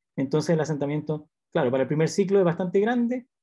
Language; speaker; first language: Spanish; native; Spanish